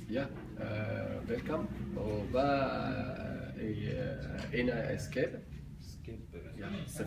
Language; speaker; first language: Danish; non-native, learner; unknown